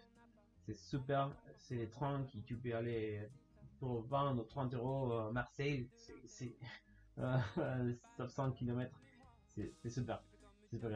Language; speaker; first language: French; non-native, learner; Spanish